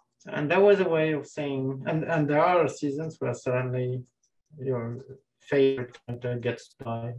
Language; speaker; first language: English; non-native, fluent; French